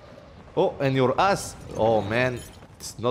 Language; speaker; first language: English; non-native, learner; French